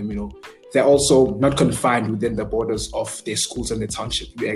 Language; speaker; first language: English; non-native, local second language; Zulu